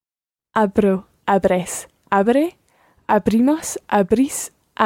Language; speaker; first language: Spanish; non-native, learner; English